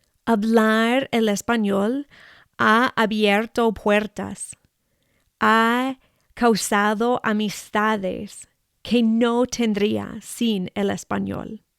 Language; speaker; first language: Spanish; non-native, fluent; English